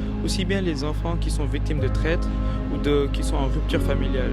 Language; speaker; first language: French; non-native, local second language; Wolof